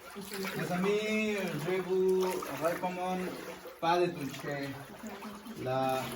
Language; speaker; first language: French; non-native, learner; Spanish